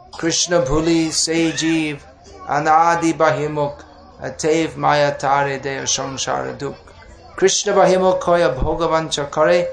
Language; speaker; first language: Bangla; non-native, fluent; English